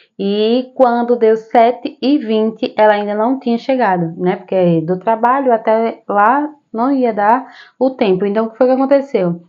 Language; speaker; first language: Portuguese; native; Portuguese